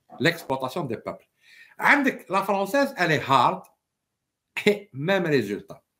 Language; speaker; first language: French; non-native, local second language; Arabic